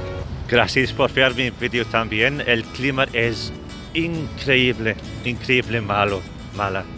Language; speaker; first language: Spanish; non-native, learner; English